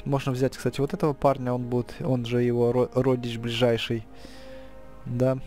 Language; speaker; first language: Russian; native; Russian